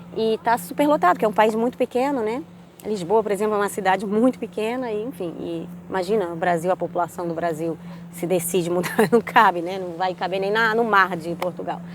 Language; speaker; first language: Portuguese; native; Portuguese